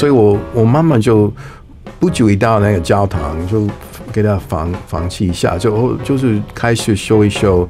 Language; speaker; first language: Chinese; non-native, fluent; English